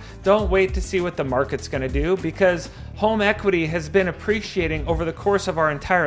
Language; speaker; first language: English; native; English